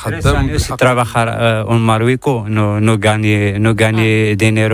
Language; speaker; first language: Spanish; non-native, learner; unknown